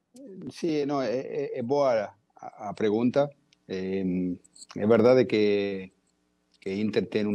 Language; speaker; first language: Portuguese; non-native, learner; Spanish